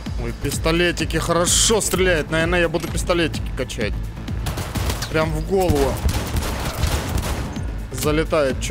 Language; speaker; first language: Russian; native; Russian